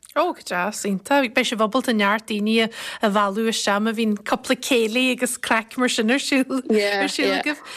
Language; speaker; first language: Irish; native; Irish